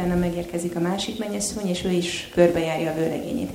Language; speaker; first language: Hungarian; native; Hungarian